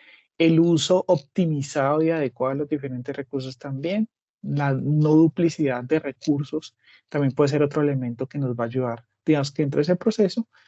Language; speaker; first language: Spanish; native; Spanish